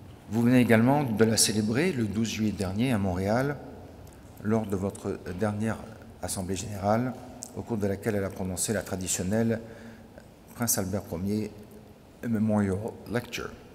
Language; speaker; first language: French; native; French